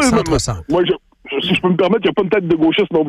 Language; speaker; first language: French; native; French